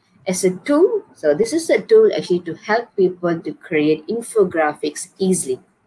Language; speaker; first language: English; non-native, local second language; Tamil